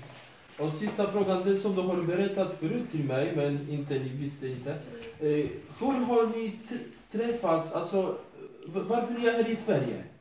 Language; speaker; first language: Swedish; non-native, fluent; Polish